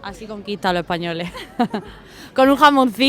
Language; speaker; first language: Spanish; native; Spanish